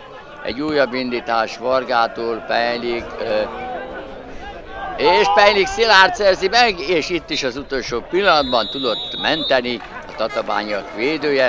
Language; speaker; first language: Hungarian; native; Hungarian